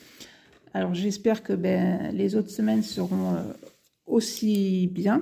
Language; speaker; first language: French; native; French